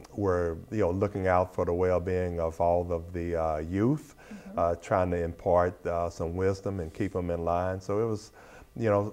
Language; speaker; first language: English; native; English